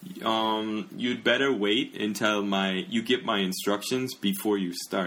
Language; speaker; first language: English; native; English